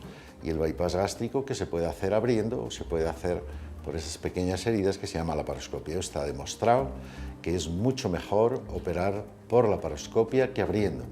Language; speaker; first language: Spanish; native; Spanish